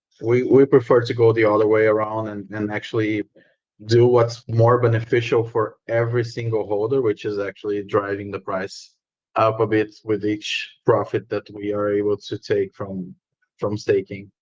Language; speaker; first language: English; non-native, fluent; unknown